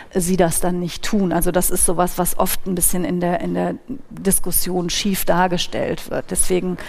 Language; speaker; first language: German; native; German